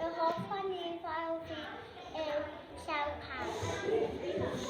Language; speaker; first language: Welsh; non-native, local second language; English